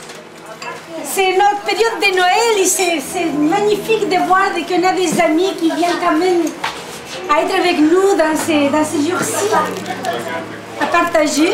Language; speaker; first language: French; native; French